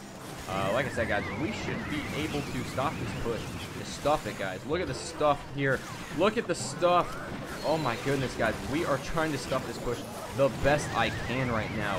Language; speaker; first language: English; native; English